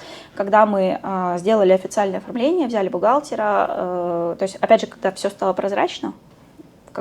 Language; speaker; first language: Russian; native; Russian